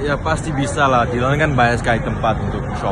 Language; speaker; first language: Indonesian; early bilingual, other home language; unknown